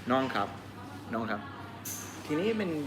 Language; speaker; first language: Thai; non-native, learner; English